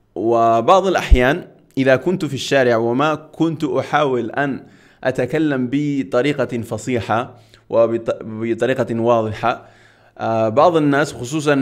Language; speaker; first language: Arabic; non-native, fluent; Catalan